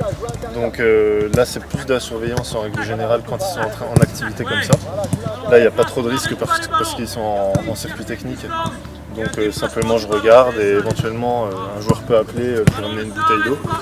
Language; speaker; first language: French; native; French